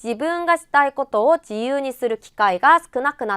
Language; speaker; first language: Japanese; non-native, fluent; Korean